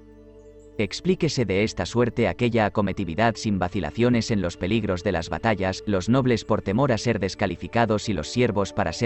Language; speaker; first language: Spanish; native; Spanish